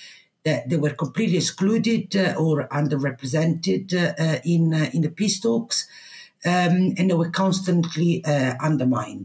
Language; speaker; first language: English; non-native, fluent; Italian